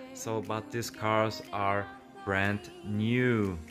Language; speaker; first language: English; non-native, learner; German